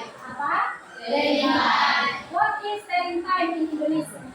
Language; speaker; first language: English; non-native, learner; Indonesian